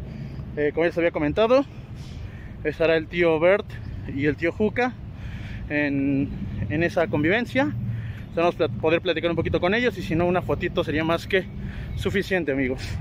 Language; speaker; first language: Spanish; native; Spanish